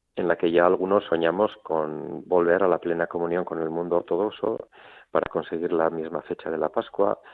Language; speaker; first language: Spanish; native; Spanish